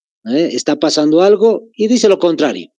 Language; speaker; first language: Spanish; native; Spanish